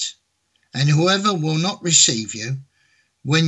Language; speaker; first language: English; native; English